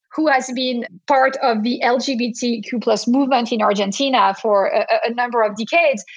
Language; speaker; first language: English; non-native, fluent; French